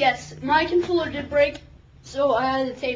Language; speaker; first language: English; native; English